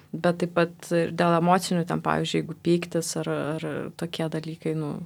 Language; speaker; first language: Lithuanian; native; Lithuanian